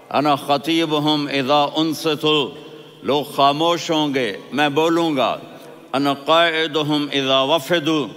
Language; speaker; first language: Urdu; non-native, local second language; Punjabi